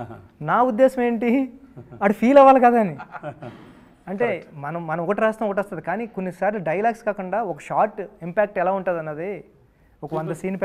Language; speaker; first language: Telugu; native; Telugu